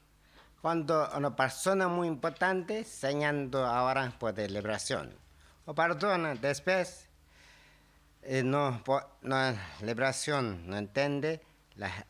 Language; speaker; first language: Spanish; non-native, learner; Tibetan